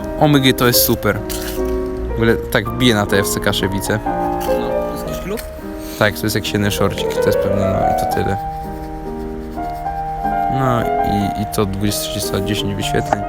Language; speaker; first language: Polish; native; Polish